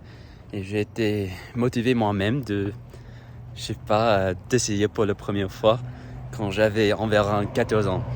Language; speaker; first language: French; non-native, fluent; English